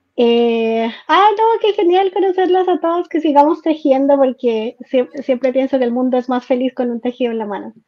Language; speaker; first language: Spanish; native; Spanish